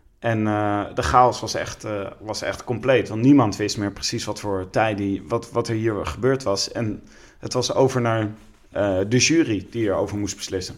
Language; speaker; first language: Dutch; native; Dutch